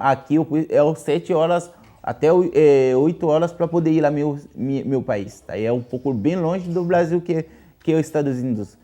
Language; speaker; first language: Portuguese; non-native, learner; Haitian Creole